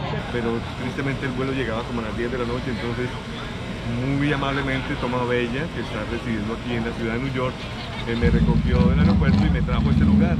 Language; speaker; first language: Spanish; native; Spanish